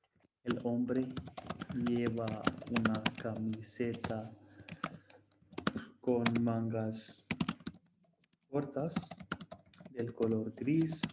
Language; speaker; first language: Spanish; non-native, fluent; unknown